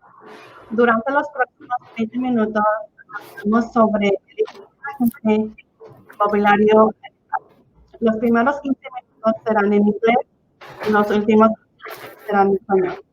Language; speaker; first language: Spanish; early bilingual, heritage; Spanish